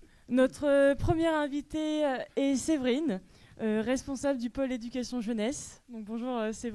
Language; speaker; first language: French; native; French